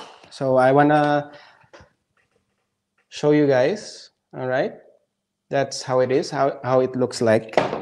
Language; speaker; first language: English; non-native, local second language; Filipino